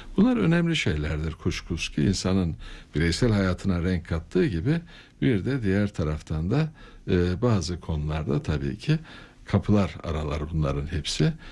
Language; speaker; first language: Turkish; native; Turkish